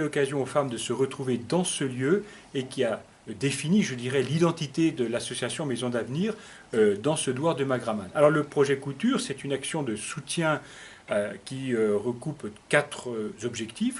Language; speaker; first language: French; native; French